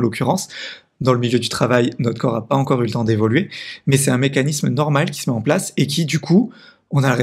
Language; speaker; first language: French; native; French